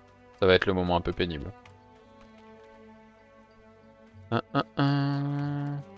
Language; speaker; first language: French; native; French